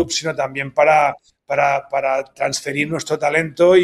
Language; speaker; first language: Spanish; native; Spanish